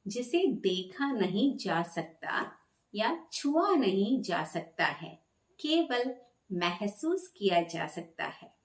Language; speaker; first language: Hindi; non-native, local second language; Malayalam